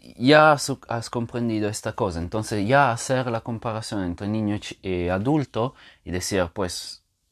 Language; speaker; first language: Spanish; non-native, fluent; Portuguese